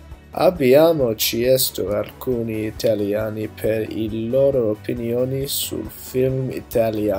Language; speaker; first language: Italian; non-native, learner; English